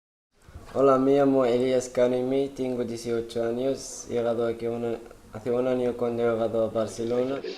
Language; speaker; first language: Spanish; early bilingual, other home language; Arabic